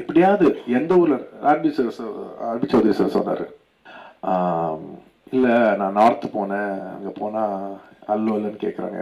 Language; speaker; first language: Tamil; non-native, local second language; Telugu